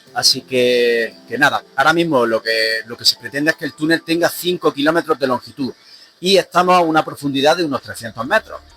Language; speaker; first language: Spanish; native; Spanish